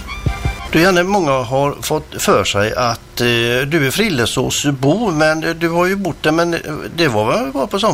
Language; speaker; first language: Swedish; native; Swedish